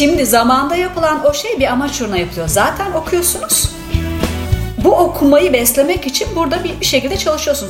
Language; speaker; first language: Turkish; native; Turkish